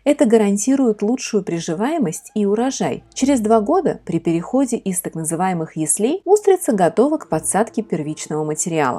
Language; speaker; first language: Russian; native; Russian